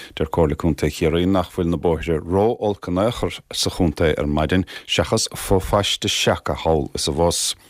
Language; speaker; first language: Irish; native; Irish